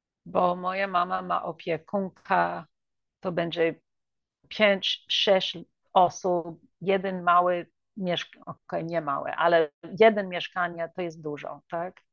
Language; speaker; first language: Polish; early bilingual, heritage; English